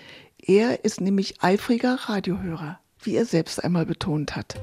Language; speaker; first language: German; native; German